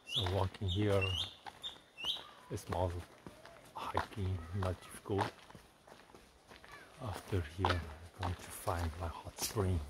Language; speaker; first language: English; non-native, fluent; Portuguese